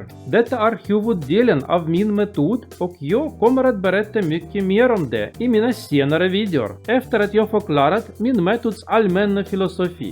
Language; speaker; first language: Swedish; non-native, learner; Russian